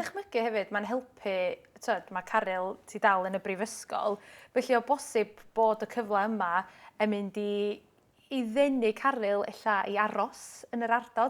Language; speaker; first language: Welsh; native; Welsh